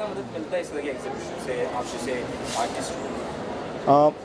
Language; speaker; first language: Hindi; native; Hindi